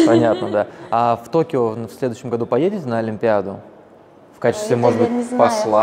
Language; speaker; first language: Russian; native; Russian